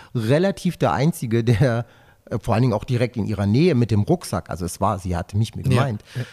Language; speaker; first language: German; native; German